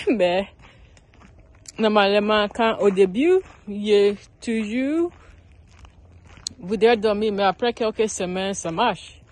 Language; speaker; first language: French; non-native, learner; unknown